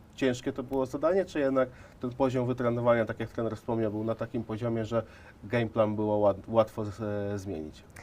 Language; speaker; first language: Polish; native; Polish